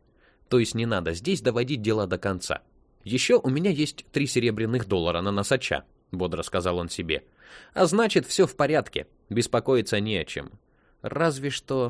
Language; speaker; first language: Russian; native; Russian